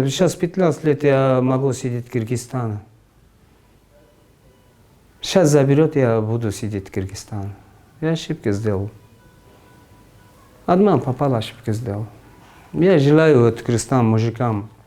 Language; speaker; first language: Russian; non-native, learner; Uzbek